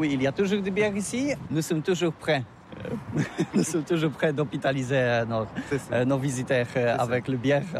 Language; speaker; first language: French; non-native, learner; Polish